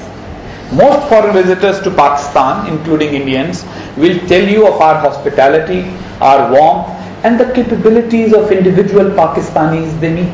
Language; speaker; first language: English; non-native, local second language; Urdu